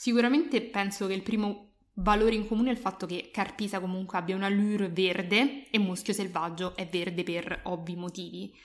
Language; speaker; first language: Italian; native; Italian